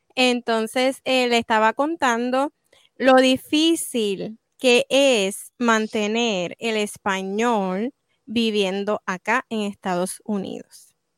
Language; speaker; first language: Spanish; native; Spanish